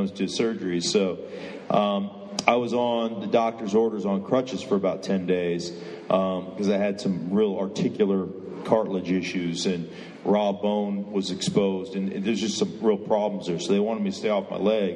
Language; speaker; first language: English; native; English